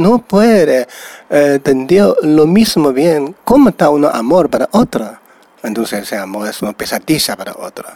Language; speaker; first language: Spanish; non-native, learner; Chinese